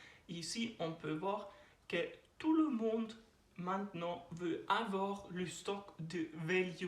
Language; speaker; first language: French; non-native, learner; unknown